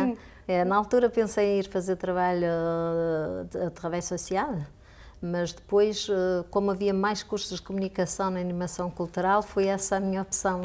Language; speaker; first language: Portuguese; native; Portuguese